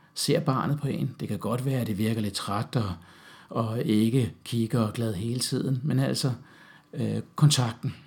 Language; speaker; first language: Danish; native; Danish